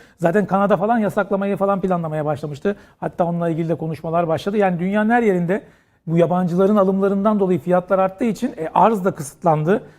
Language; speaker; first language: Turkish; native; Turkish